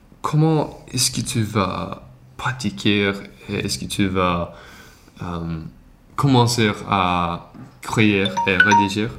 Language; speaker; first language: French; non-native, learner; Swedish